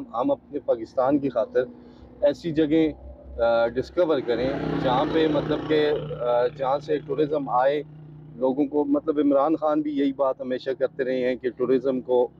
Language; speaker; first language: Urdu; native; Urdu